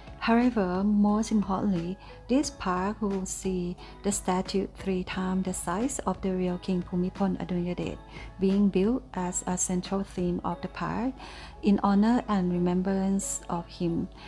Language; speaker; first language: English; non-native, fluent; Thai